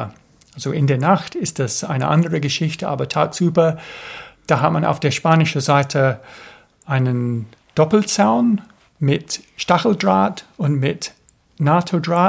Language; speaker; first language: German; non-native, fluent; English